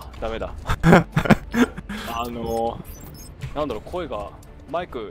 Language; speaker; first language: Japanese; native; Japanese